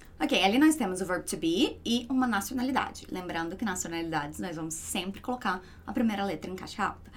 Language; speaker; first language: Portuguese; native; Portuguese